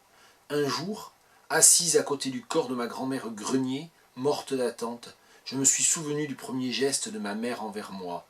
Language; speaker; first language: French; native; French